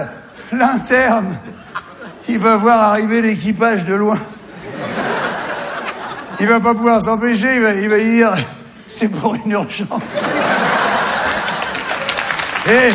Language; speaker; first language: French; native; French